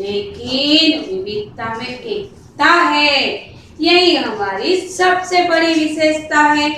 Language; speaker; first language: Hindi; non-native, local second language; Gujarati